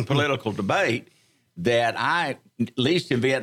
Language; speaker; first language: English; native; English